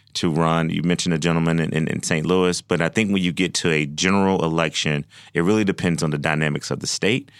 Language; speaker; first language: English; native; English